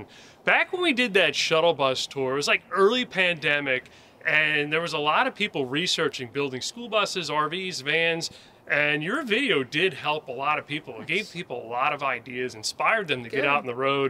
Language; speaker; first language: English; native; English